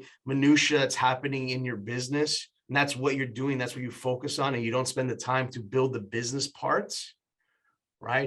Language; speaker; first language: English; native; English